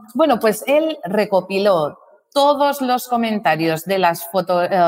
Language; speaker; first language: Spanish; native; Spanish